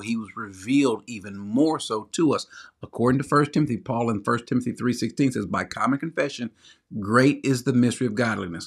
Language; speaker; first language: English; native; English